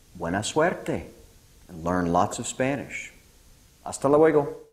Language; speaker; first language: English; native; English